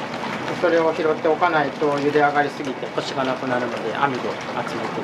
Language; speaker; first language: Japanese; native; Japanese